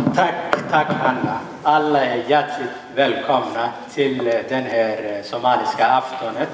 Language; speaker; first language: Swedish; early bilingual, other home language; Somali